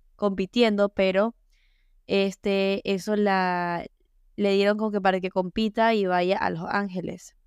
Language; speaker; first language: Spanish; early bilingual, heritage; Spanish